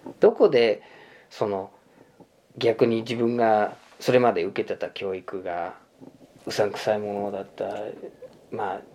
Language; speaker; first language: Japanese; non-native, fluent; English